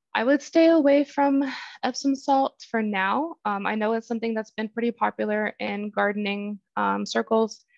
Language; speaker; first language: English; native; English